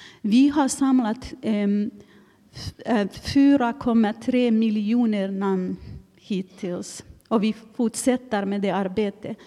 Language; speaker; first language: Swedish; non-native, fluent; Finnish